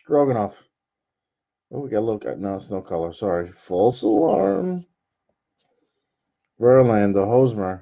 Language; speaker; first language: English; native; English